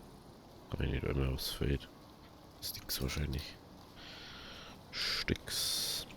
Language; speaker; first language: German; native; German